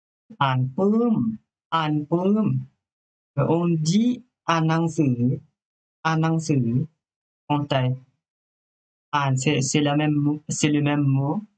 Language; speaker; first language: French; non-native, fluent; Thai